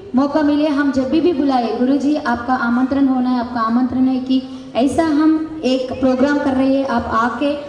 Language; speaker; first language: Hindi; non-native, local second language; Telugu